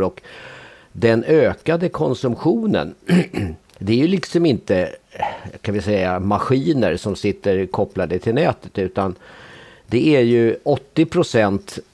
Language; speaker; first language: Swedish; native; Swedish